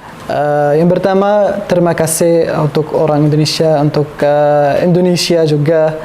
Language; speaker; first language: Indonesian; non-native, learner; Arabic